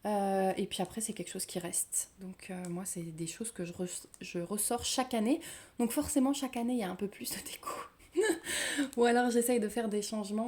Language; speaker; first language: French; native; French